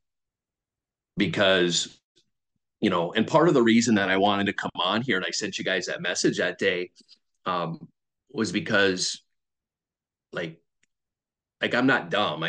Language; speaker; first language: English; native; English